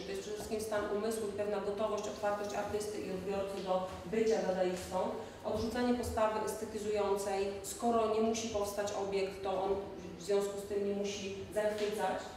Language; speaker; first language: Polish; native; Polish